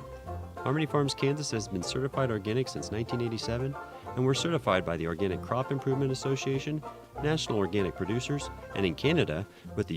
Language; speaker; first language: English; native; English